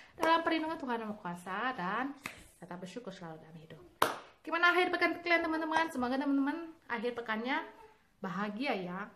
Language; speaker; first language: Indonesian; native; Indonesian